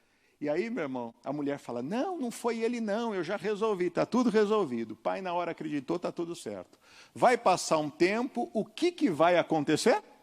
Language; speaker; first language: Portuguese; native; Portuguese